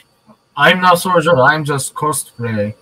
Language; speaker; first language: English; non-native, learner; Korean